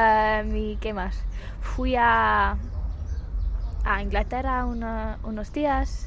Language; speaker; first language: Spanish; non-native, fluent; English